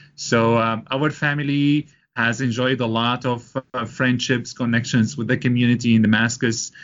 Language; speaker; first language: English; non-native, fluent; Arabic